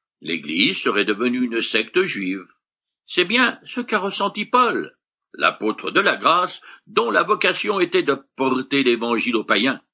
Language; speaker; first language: French; native; French